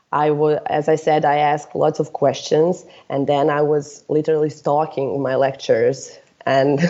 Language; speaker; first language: English; non-native, fluent; Serbian